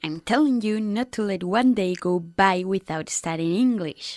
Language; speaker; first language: English; non-native, fluent; Spanish